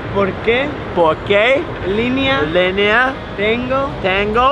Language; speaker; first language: Spanish; non-native, learner; English